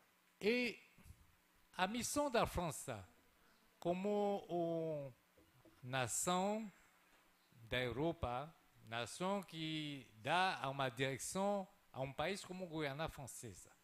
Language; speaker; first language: Portuguese; non-native, fluent; French